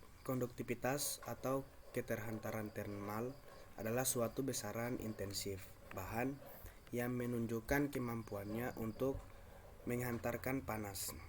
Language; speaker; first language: Indonesian; native; Indonesian